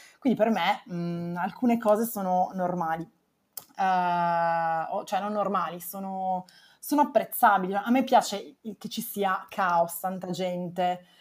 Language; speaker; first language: Italian; native; Italian